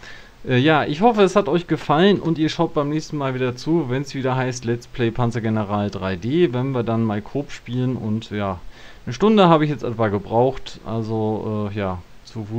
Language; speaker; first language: German; native; German